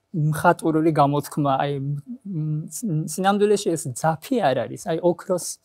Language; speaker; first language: Georgian; non-native, fluent; Japanese